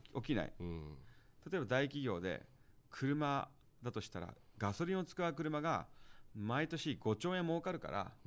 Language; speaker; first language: Japanese; early bilingual, heritage; Japanese